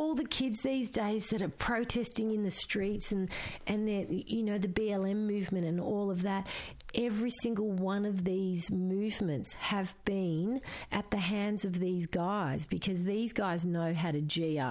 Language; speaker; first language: English; non-native, local second language; Croatian